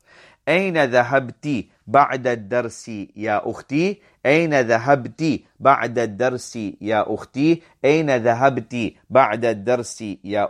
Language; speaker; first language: Arabic; non-native, fluent; English